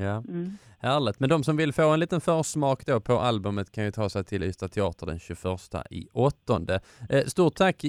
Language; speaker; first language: Swedish; native; Swedish